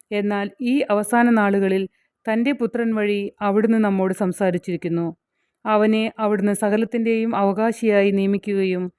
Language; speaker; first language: Malayalam; native; Malayalam